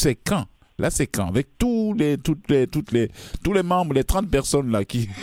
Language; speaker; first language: French; native; French